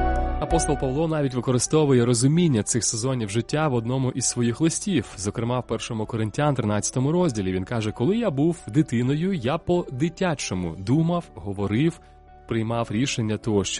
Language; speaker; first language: Ukrainian; native; Ukrainian